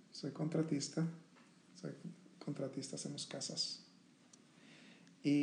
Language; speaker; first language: Spanish; early bilingual, heritage; Spanish